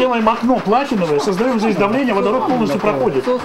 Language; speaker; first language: Russian; native; Russian